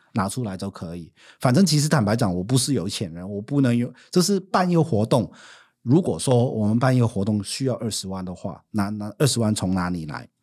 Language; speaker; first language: Chinese; non-native, fluent; Cantonese